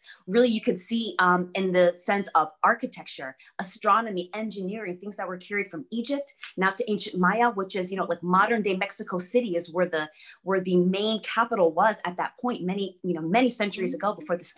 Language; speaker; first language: English; early bilingual, other home language; German